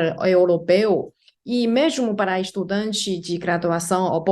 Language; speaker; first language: Portuguese; non-native, fluent; Chinese